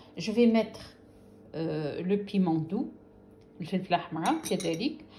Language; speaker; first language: French; non-native, local second language; Arabic